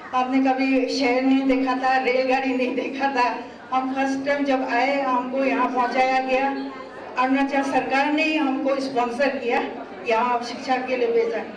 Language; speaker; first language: Hindi; non-native, local second language; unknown